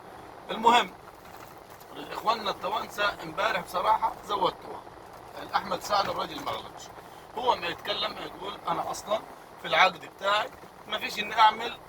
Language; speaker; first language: Arabic; native; Arabic